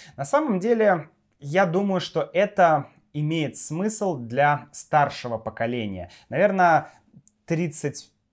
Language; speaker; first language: Russian; native; Russian